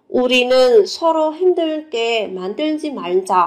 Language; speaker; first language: Korean; non-native, fluent; Vietnamese